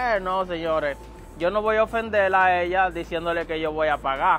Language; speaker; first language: Spanish; native; Spanish